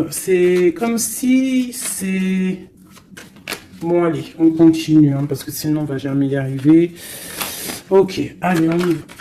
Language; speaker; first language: French; native; French